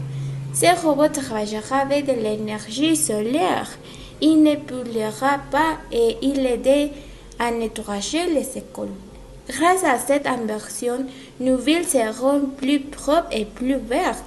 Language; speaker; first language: French; non-native, learner; Spanish